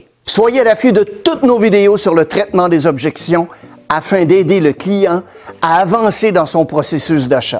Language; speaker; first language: French; native; French